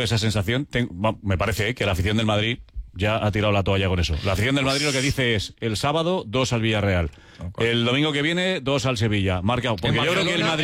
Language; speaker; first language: Spanish; native; Spanish